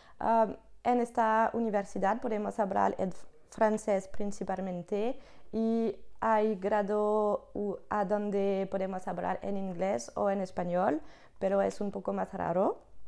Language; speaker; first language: Spanish; non-native, learner; French